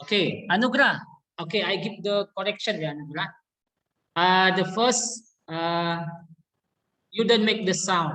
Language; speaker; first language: English; non-native, learner; Indonesian